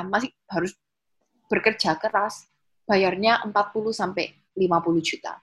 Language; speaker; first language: Indonesian; early bilingual, heritage; Indonesian